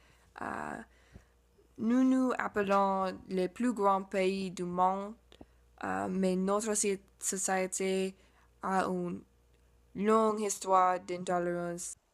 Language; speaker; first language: French; non-native, learner; English